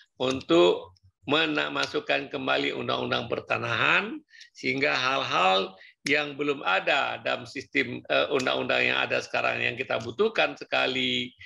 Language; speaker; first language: Indonesian; non-native, local second language; Achinese